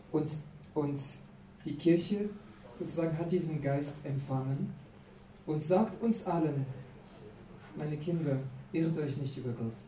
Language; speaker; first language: German; non-native, fluent; French